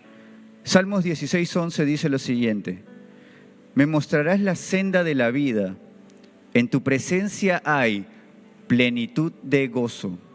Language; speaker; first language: Spanish; native; Spanish